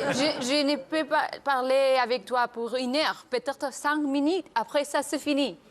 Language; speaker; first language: French; non-native, learner; Spanish